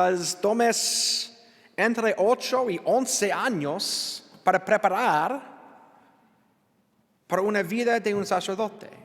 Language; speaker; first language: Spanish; non-native, learner; English